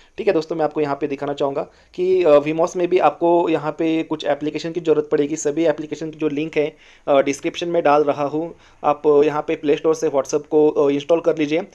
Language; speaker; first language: Hindi; non-native, local second language; Marathi